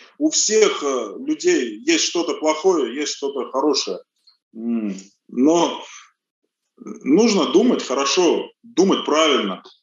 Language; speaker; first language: Russian; early bilingual, other home language; Armenian